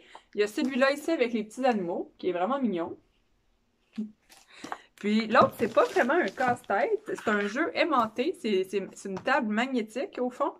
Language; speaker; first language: French; native; French